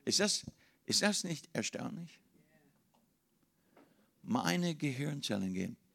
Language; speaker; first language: German; non-native, fluent; English